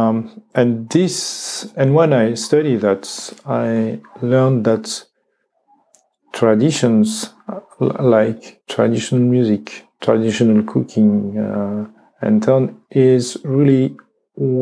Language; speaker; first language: English; non-native, learner; French